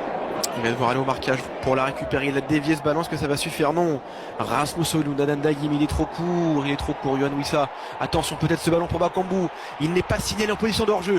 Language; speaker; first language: French; native; French